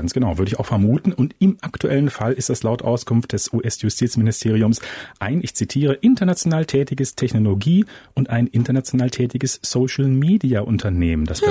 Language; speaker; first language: German; native; German